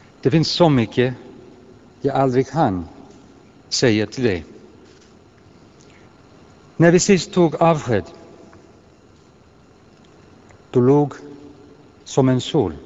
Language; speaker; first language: Swedish; non-native, fluent; Greek